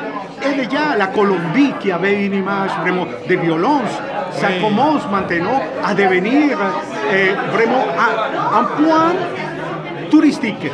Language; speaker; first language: French; non-native, fluent; Spanish